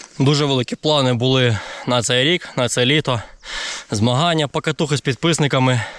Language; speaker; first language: Ukrainian; non-native, local second language; Russian